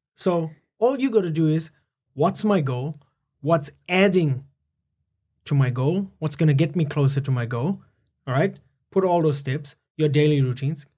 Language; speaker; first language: English; native; English